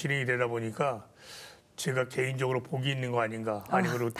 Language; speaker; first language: Korean; native; Korean